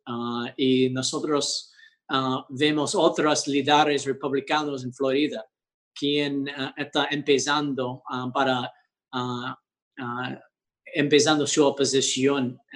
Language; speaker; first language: Spanish; early bilingual, heritage; English